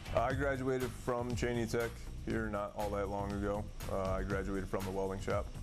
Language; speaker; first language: English; native; English